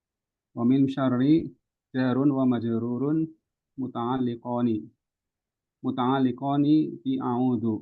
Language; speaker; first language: Arabic; non-native, learner; Indonesian